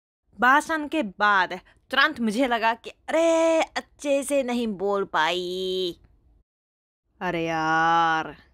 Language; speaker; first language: Hindi; non-native, fluent; Japanese